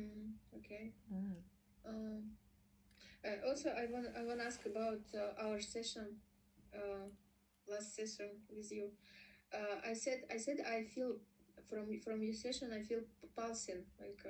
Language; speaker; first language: English; non-native, learner; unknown